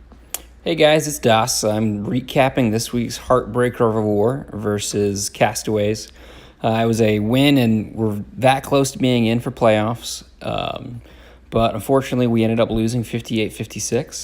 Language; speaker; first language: English; native; English